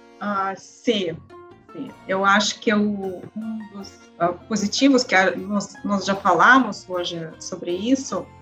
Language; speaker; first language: Portuguese; non-native, learner; Russian